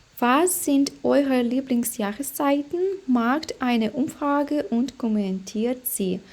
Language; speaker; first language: German; non-native, fluent; Ukrainian